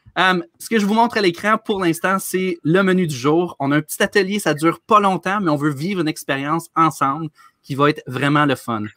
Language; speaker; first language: French; native; French